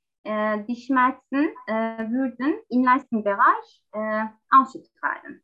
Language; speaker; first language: German; non-native, learner; Turkish